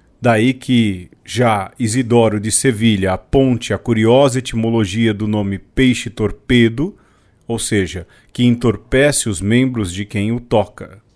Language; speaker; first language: Portuguese; native; Portuguese